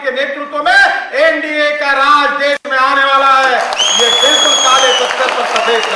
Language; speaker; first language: Hindi; non-native, local second language; Marathi